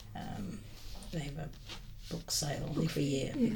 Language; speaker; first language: English; native; English